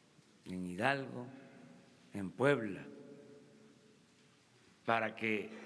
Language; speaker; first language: Spanish; native; Spanish